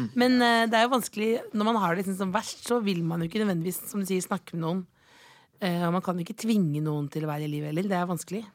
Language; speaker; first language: Norwegian; native; Norwegian